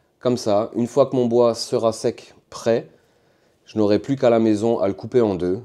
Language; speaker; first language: French; native; French